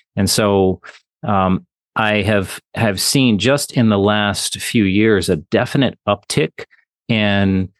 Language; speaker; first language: English; native; English